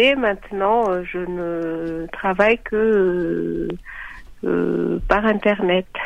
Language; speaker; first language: French; non-native, local second language; Malagasy